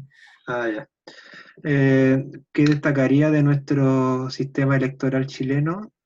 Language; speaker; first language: Spanish; native; Spanish